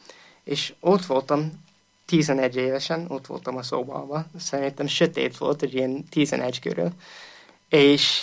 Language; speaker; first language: Hungarian; non-native, fluent; English